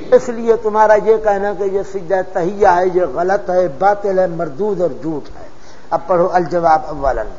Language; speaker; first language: Urdu; non-native, local second language; Punjabi